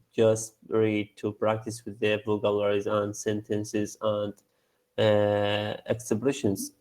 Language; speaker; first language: English; non-native, learner; Arabic